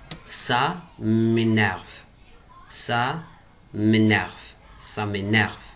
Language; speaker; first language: French; non-native, fluent; Arabic